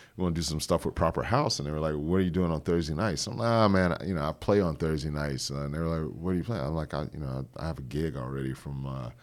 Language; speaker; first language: English; native; English